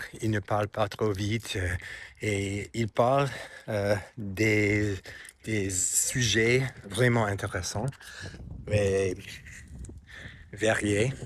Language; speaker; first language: French; non-native, fluent; English